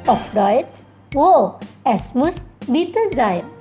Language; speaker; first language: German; non-native, fluent; Indonesian